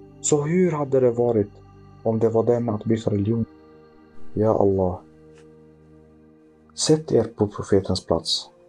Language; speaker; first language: Swedish; early bilingual, other home language; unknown